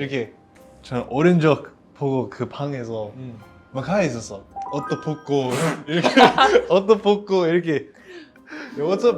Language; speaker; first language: Korean; non-native, learner; English